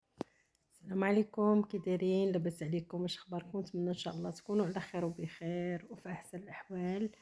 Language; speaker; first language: Arabic; native; Arabic